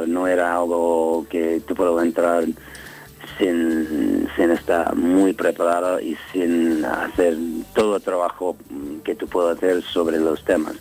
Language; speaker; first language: Spanish; non-native, fluent; English